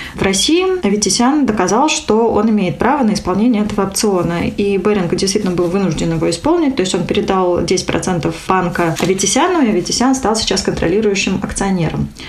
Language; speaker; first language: Russian; native; Russian